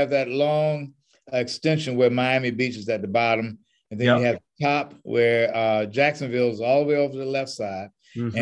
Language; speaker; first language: English; native; English